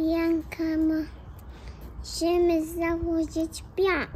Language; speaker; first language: Polish; early bilingual, heritage; Polish